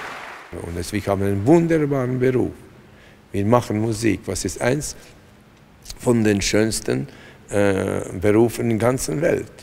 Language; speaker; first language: German; non-native, fluent; Latvian